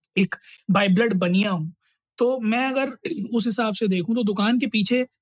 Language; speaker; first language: Hindi; native; Hindi